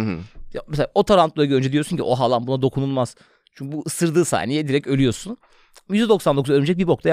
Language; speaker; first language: Turkish; native; Turkish